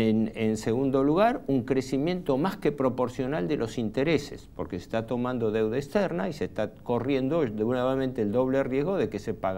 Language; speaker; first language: Spanish; native; Spanish